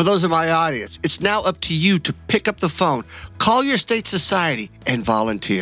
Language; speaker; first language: English; native; English